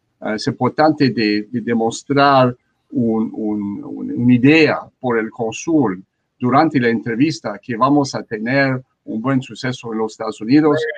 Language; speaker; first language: Spanish; non-native, learner; French